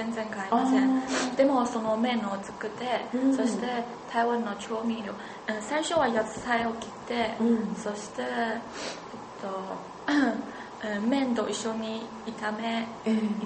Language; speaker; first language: Japanese; non-native, learner; Chinese